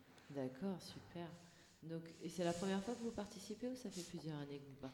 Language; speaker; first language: French; native; French